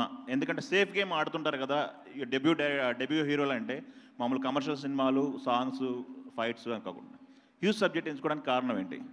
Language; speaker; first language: Telugu; native; Telugu